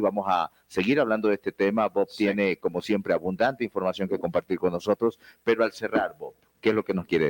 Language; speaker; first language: Spanish; native; Spanish